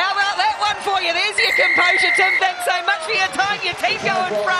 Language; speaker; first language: English; native; English